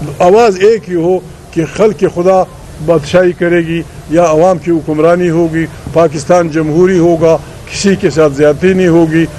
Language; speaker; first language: Urdu; non-native, local second language; Pashto